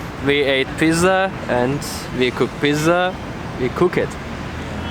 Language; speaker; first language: English; non-native, learner; Turkish